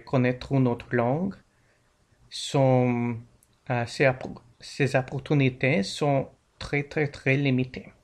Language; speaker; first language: French; non-native, learner; English